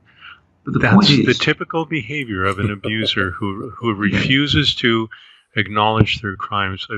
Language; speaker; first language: English; native; English